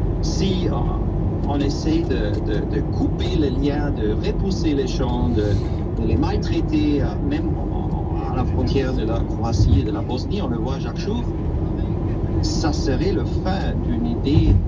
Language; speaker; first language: French; non-native, fluent; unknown